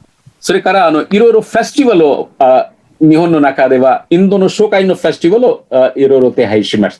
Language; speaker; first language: Japanese; non-native, fluent; Hindi